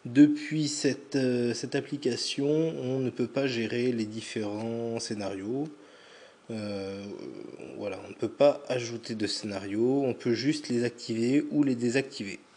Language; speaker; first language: French; native; French